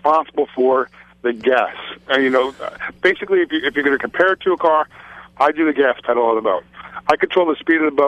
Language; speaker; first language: English; native; English